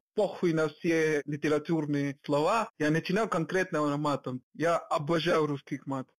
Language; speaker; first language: Russian; non-native, fluent; Hindi